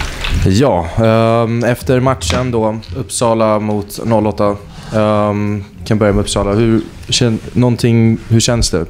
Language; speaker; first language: Swedish; native; Swedish